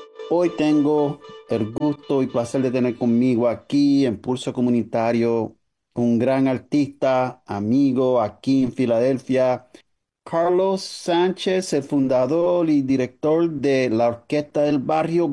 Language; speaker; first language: Spanish; early bilingual, other home language; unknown